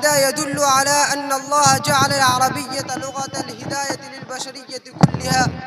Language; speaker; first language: Arabic; non-native, fluent; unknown